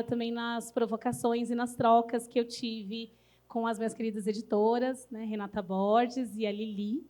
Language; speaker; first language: Portuguese; native; Portuguese